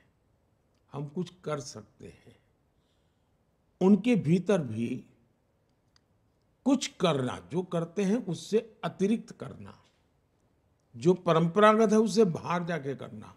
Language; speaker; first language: Hindi; non-native, local second language; Gujarati